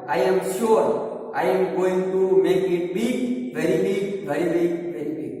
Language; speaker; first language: English; non-native, local second language; Gujarati